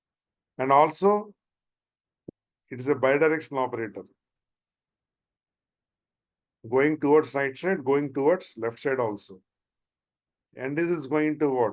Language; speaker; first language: English; non-native, local second language; Telugu